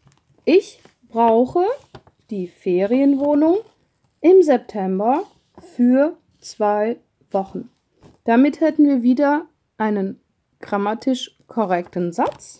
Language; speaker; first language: German; non-native, fluent; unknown